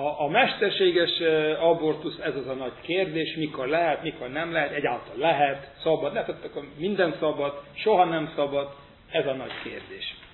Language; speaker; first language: Hungarian; non-native, fluent; English